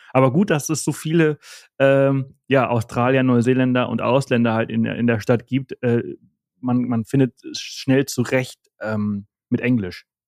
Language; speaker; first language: German; early bilingual, heritage; German